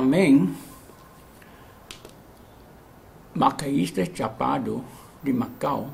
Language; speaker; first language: Portuguese; non-native, learner; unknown